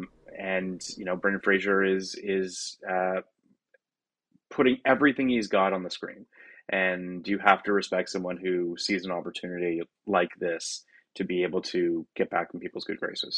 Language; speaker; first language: English; native; English